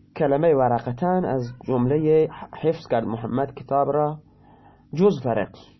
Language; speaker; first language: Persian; non-native, local second language; Baluchi